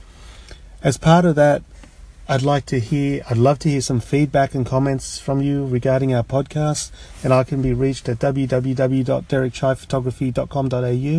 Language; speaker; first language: English; native; English